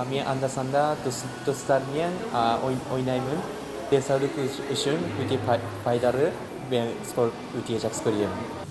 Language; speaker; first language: Kazakh; non-native, learner; Japanese